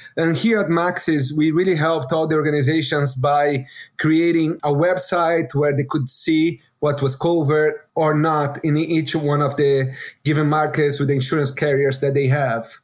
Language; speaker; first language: English; non-native, fluent; Portuguese